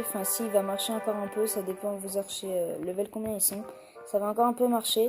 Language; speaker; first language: French; native; French